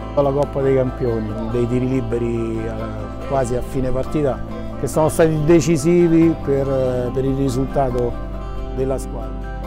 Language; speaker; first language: Italian; native; Italian